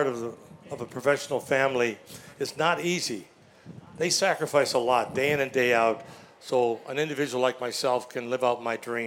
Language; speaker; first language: English; native; English